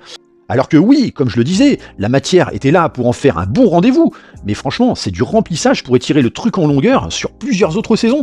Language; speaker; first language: French; native; French